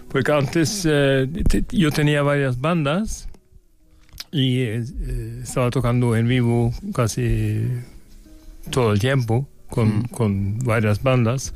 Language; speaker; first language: Spanish; non-native, fluent; Norwegian